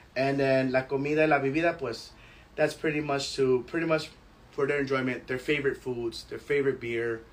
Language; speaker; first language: English; early bilingual, other home language; Spanish